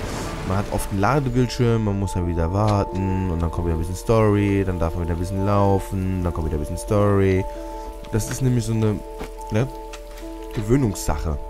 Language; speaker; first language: German; native; German